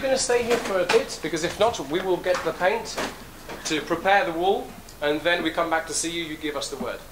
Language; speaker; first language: English; non-native, fluent; French